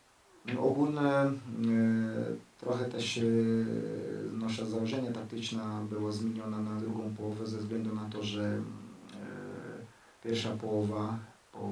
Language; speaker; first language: Polish; non-native, learner; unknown